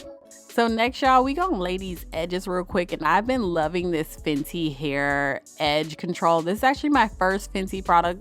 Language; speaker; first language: English; native; English